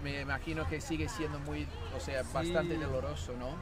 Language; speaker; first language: Spanish; non-native, learner; English